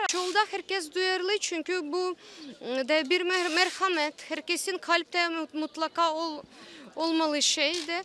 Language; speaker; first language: Turkish; non-native, fluent; Ukrainian